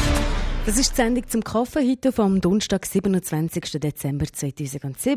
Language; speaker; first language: German; native; German